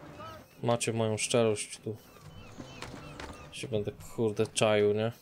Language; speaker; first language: Polish; native; Polish